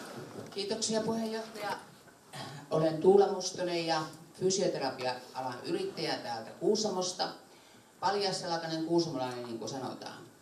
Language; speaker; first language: Finnish; native; Finnish